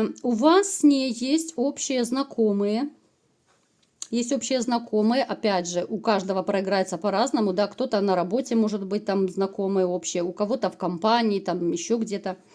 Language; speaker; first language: Russian; native; Russian